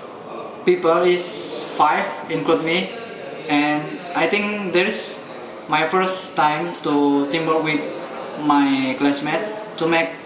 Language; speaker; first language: English; non-native, learner; Indonesian